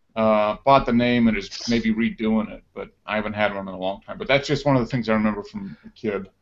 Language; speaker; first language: English; native; English